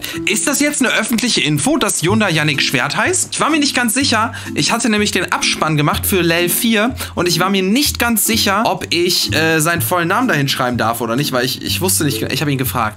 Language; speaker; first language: German; native; German